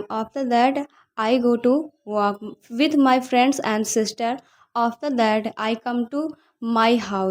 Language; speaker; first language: English; non-native, learner; Hindi